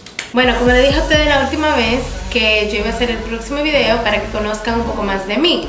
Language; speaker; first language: Spanish; early bilingual, heritage; Spanish